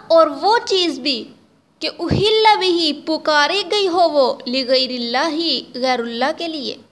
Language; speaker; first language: Urdu; native; Urdu